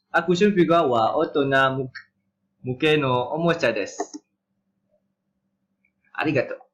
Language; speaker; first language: Japanese; non-native, learner; Malay